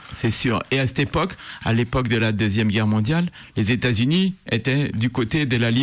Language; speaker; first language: French; native; French